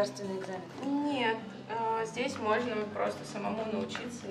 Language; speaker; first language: Russian; native; Russian